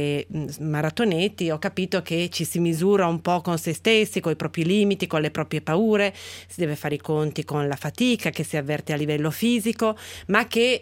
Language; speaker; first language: Italian; native; Italian